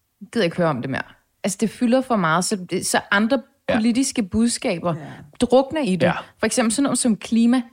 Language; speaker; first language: Danish; early bilingual, other home language; Turkish